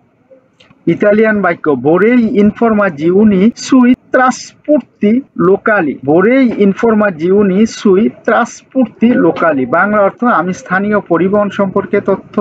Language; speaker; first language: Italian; non-native, fluent; Bangla